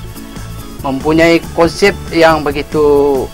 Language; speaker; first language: Malay; native; Malay